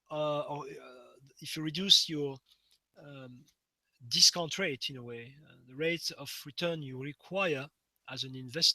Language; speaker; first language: English; non-native, fluent; French